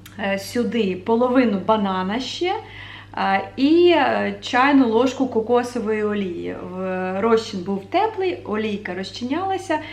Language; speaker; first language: Ukrainian; native; Ukrainian